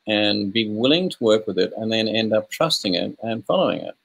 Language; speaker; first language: English; native; English